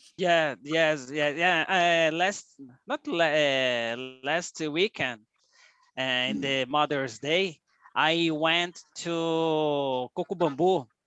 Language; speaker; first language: English; non-native, learner; Portuguese